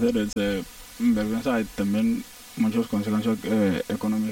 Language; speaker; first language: Spanish; non-native, learner; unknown